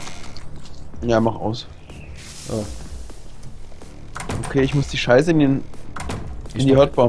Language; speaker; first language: German; native; German